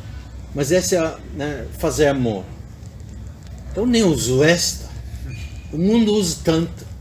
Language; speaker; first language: Portuguese; non-native, fluent; English